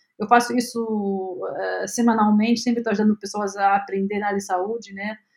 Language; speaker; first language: Portuguese; non-native, fluent; Arabic